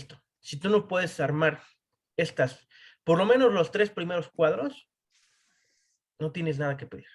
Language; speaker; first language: Spanish; native; Spanish